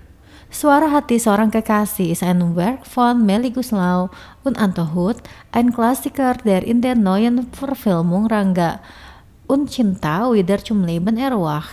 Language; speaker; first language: German; non-native, fluent; Indonesian